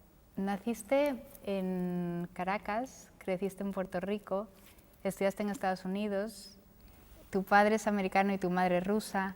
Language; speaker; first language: Spanish; native; Spanish